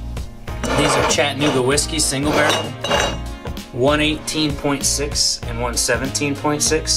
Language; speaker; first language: English; native; English